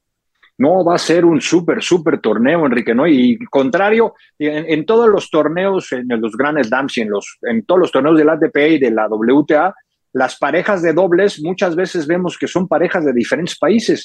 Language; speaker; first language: Spanish; native; Spanish